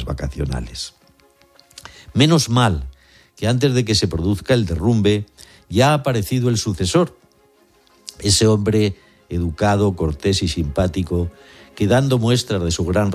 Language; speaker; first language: Spanish; native; Spanish